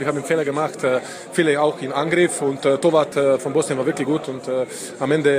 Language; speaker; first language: German; non-native, fluent; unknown